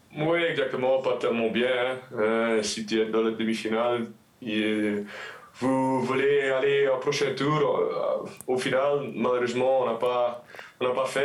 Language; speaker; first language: French; non-native, local second language; Dutch